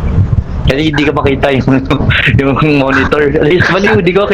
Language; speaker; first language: Filipino; native; Filipino